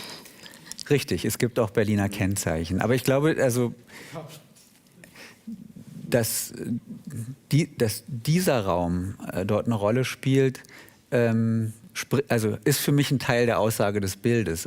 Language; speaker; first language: German; native; German